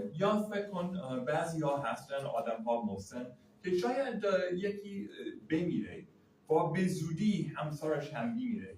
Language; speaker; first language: Persian; non-native, fluent; English